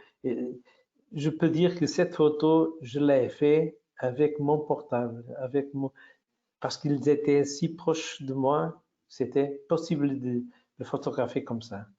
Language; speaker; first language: French; non-native, fluent; Portuguese